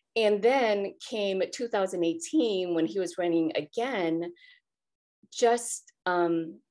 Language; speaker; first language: English; native; English